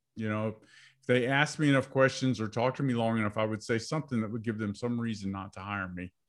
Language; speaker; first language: English; native; English